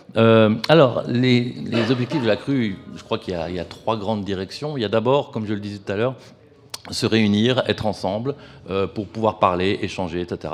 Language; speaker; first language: French; native; French